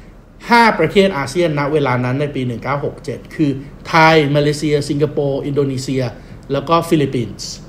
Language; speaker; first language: Thai; native; Thai